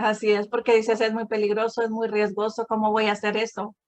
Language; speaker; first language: Spanish; native; Spanish